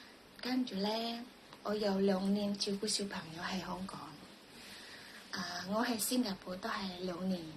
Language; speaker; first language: Cantonese; non-native, learner; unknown